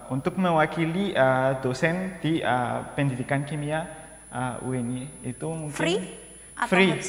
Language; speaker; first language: Indonesian; non-native, fluent; Malagasy